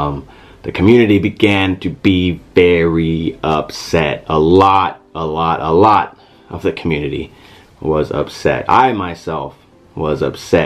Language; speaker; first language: English; native; English